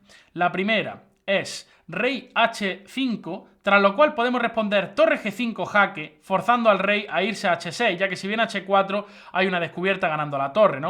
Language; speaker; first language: Spanish; native; Spanish